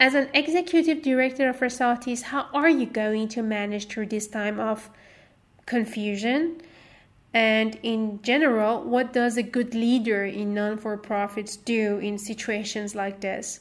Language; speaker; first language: English; non-native, fluent; Persian